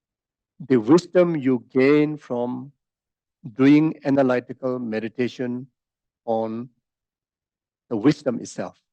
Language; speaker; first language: English; non-native, fluent; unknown